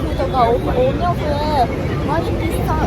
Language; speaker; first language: Korean; non-native, learner; Japanese